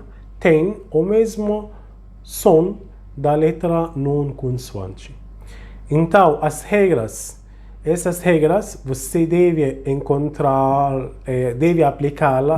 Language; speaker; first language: Portuguese; non-native, fluent; Arabic